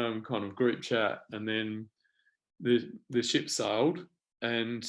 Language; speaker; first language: English; native; English